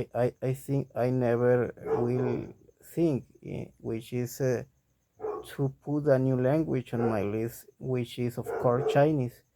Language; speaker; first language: English; non-native, learner; Spanish